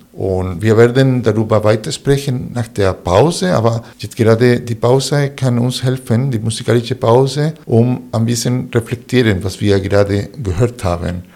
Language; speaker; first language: German; non-native, fluent; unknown